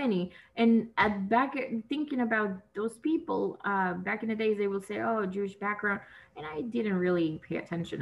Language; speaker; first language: English; non-native, fluent; Spanish